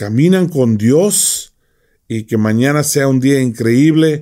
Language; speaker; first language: Spanish; non-native, fluent; English